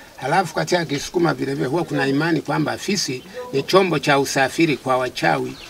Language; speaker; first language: Swahili; non-native, local second language; Sukuma